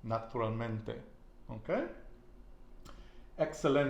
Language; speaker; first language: Spanish; non-native, learner; English